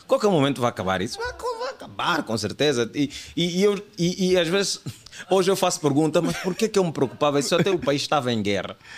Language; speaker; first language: Portuguese; native; Portuguese